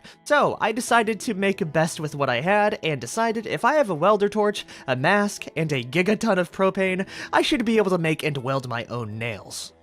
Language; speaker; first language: English; native; English